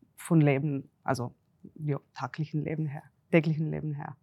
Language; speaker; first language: German; non-native, fluent; Slovenian